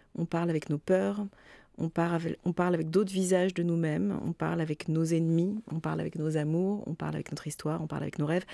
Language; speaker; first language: French; native; French